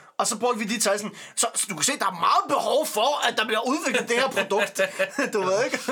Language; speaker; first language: Danish; early bilingual, other home language; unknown